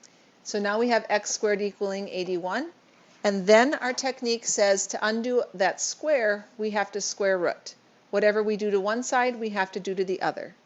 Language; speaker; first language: English; native; English